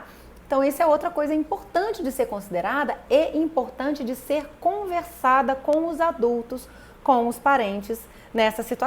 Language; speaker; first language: Portuguese; native; Portuguese